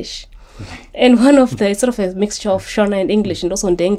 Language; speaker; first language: English; non-native, local second language; Shona